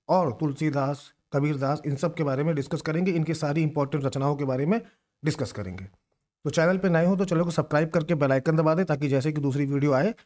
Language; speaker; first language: Hindi; native; Hindi